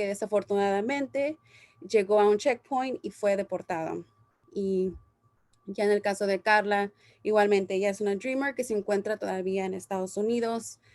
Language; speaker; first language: Spanish; early bilingual, heritage; Spanish